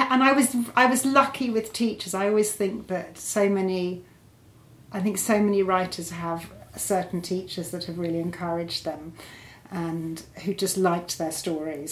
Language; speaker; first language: English; native; English